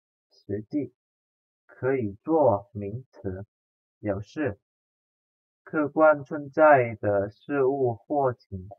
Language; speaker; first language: Chinese; non-native, fluent; Indonesian